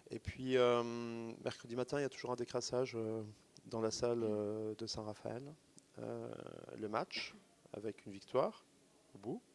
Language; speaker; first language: French; native; French